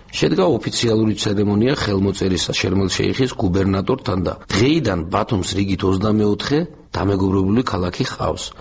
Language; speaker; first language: Georgian; native; Georgian